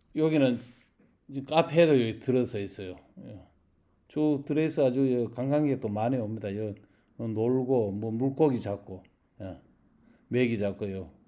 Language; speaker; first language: Korean; native; Korean